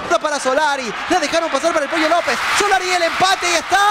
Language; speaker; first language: Spanish; native; Spanish